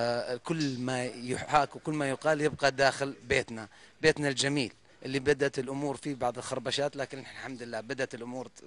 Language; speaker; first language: Arabic; native; Arabic